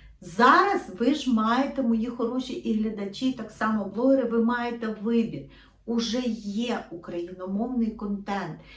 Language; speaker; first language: Ukrainian; native; Ukrainian